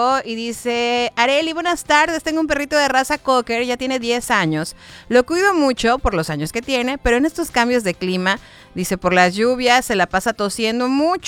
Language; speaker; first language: Spanish; native; Spanish